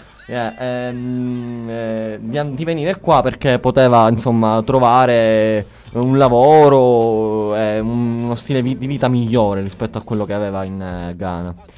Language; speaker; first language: Italian; native; Italian